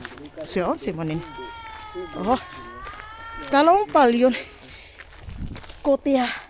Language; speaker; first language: Finnish; non-native, learner; Filipino